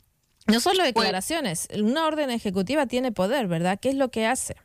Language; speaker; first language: Spanish; native; Spanish